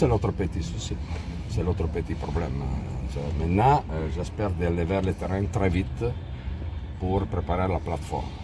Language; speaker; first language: French; non-native, learner; Italian